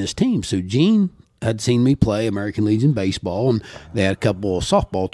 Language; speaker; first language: English; native; English